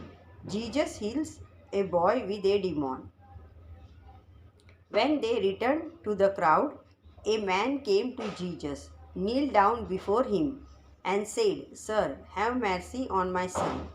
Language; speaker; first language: English; non-native, local second language; Hindi